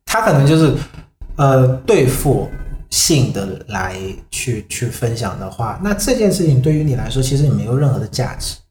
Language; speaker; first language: Chinese; non-native, fluent; Vietnamese